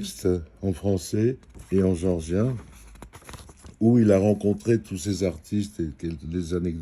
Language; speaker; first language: French; non-native, fluent; Georgian